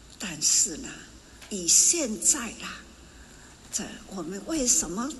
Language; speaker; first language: Chinese; non-native, local second language; Min Nan Chinese